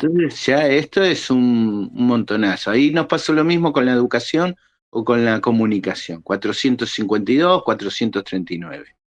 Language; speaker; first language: Spanish; native; Spanish